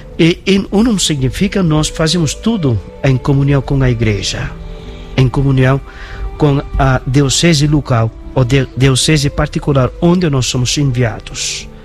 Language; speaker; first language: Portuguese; non-native, fluent; Bangla